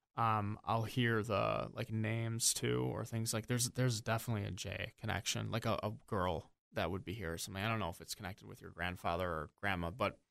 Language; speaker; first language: English; native; English